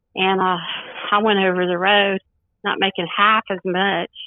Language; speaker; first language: English; native; English